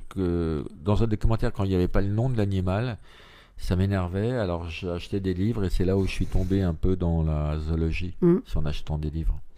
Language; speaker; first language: French; native; French